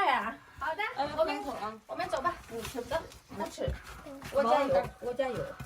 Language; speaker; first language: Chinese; non-native, fluent; Indonesian